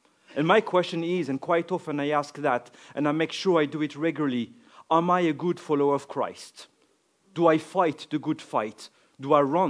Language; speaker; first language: English; non-native, fluent; French